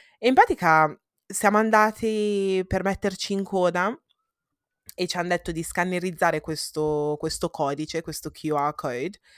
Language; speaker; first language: Italian; early bilingual, heritage; Italian